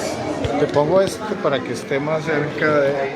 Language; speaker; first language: Spanish; native; Spanish